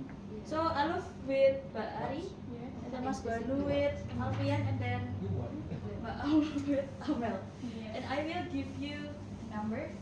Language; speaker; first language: English; non-native, fluent; Indonesian